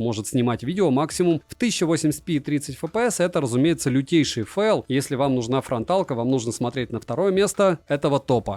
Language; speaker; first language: Russian; native; Russian